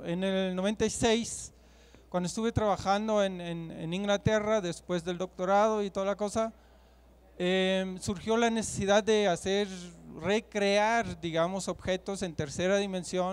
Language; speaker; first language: Spanish; non-native, fluent; German